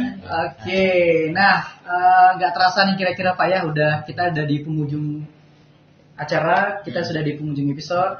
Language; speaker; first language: Indonesian; native; Indonesian